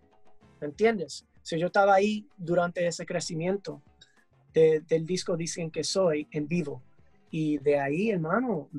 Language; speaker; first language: Spanish; early bilingual, heritage; English